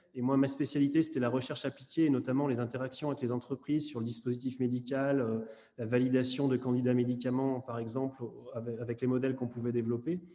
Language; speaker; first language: French; native; French